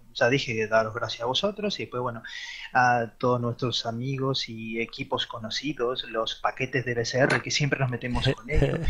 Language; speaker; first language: Spanish; native; Spanish